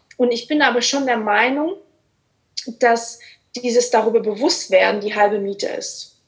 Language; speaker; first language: German; early bilingual, other home language; Portuguese